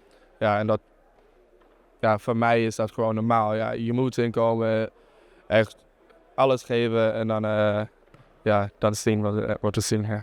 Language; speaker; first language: Dutch; non-native, fluent; English